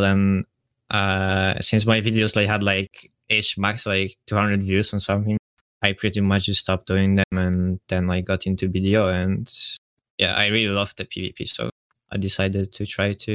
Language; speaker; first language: English; non-native, fluent; Polish